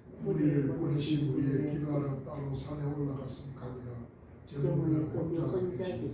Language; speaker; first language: Korean; native; Korean